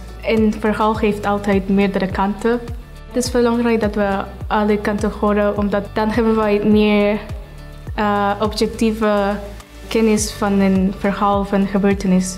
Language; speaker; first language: Dutch; non-native, local second language; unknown